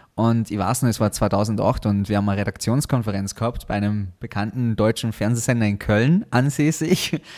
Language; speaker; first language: German; native; German